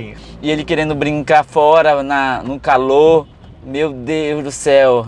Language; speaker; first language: Portuguese; native; Portuguese